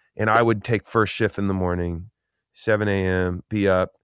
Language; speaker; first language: English; native; English